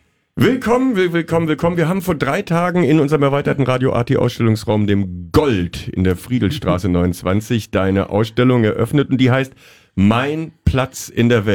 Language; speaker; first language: German; native; German